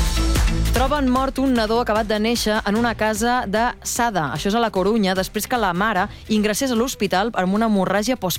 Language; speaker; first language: Catalan; native; Catalan